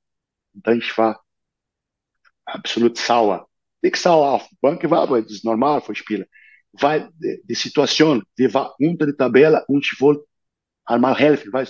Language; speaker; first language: German; non-native, learner; Portuguese